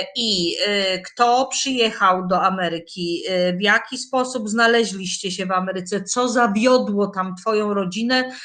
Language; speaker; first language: Polish; native; Polish